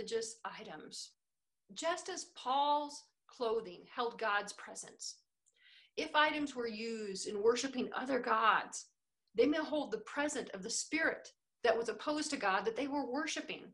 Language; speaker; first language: English; native; English